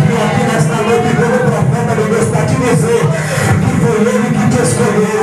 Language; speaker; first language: Portuguese; native; Portuguese